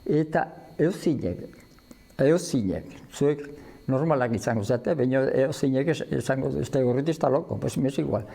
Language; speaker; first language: Basque; native; Basque